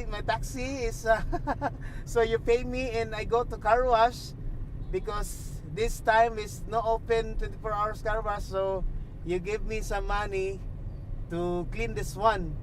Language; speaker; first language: English; non-native, learner; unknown